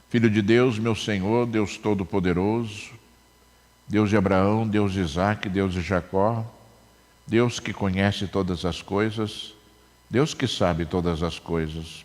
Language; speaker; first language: Portuguese; native; Portuguese